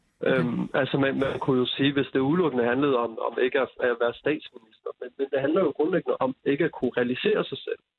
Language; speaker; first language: Danish; early bilingual, other home language; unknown